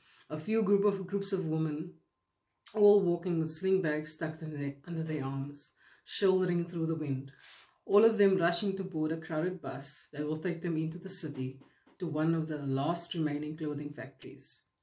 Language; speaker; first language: English; non-native, local second language; Afrikaans